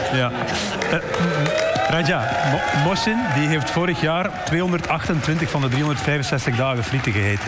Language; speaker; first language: Dutch; native; Dutch